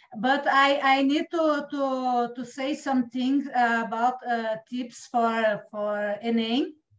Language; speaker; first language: English; non-native, learner; Portuguese